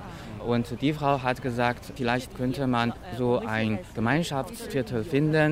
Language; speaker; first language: German; non-native, fluent; Chinese